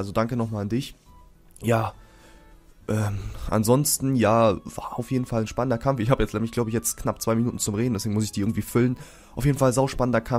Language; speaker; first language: German; native; German